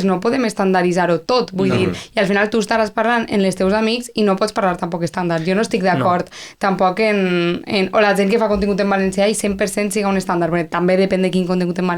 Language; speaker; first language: Catalan; native; Catalan